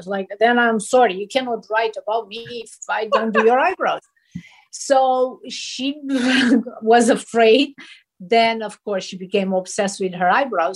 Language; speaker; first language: English; non-native, fluent; Romanian